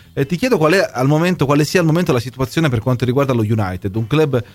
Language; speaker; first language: Italian; native; Italian